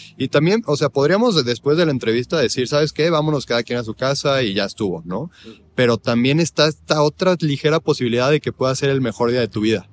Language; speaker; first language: Spanish; native; Spanish